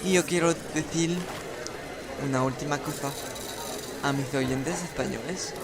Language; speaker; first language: Spanish; non-native, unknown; French